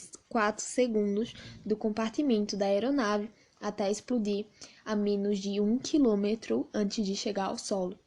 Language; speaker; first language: Portuguese; native; Portuguese